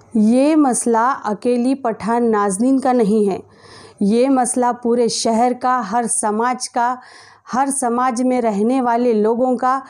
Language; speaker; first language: Hindi; native; Hindi